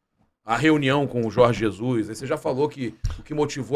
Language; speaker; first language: Portuguese; native; Portuguese